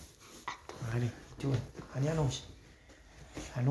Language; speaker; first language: French; native; French